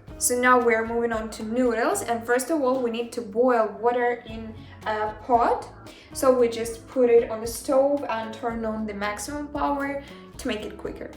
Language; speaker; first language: English; non-native, fluent; Ukrainian